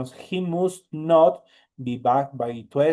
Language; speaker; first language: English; non-native, fluent; Spanish